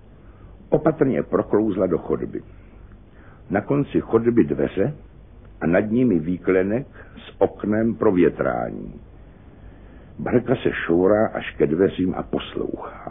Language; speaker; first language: Czech; native; Czech